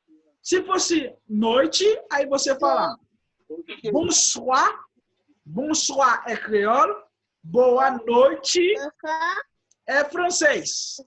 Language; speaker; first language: Portuguese; non-native, fluent; Haitian Creole